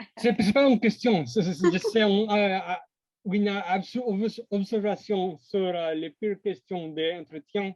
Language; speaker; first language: French; non-native, learner; English